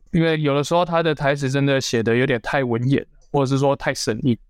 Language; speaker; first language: Chinese; native; Chinese